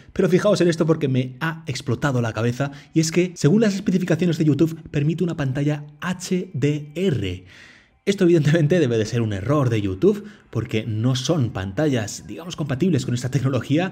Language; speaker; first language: Spanish; native; Spanish